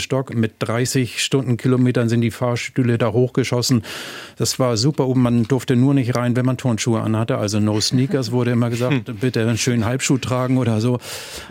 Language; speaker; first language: German; native; German